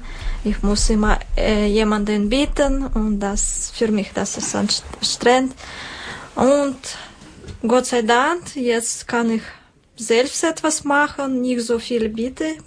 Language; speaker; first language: German; non-native, learner; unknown